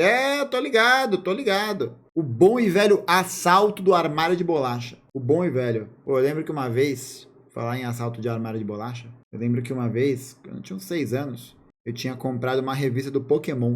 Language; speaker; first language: Portuguese; native; Portuguese